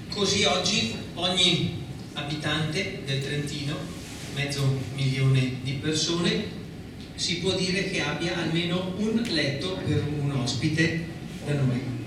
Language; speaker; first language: Italian; native; Italian